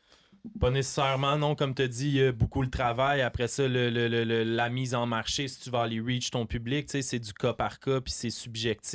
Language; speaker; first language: French; native; French